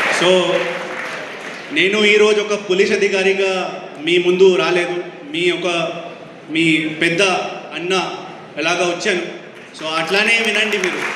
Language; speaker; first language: Telugu; non-native, fluent; Hindi